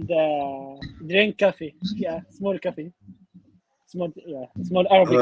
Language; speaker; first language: English; non-native, learner; Arabic